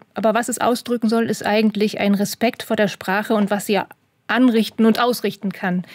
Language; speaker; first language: German; native; German